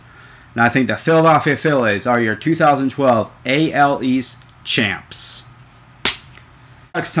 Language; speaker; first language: English; native; English